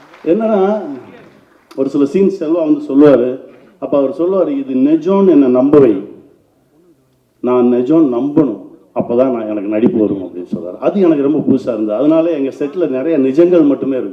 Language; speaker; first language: Tamil; native; Tamil